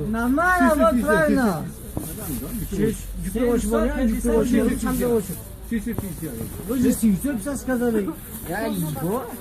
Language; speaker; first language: Russian; non-native, learner; Tajik